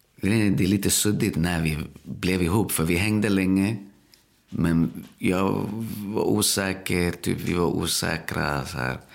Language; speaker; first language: Swedish; early bilingual, other home language; Spanish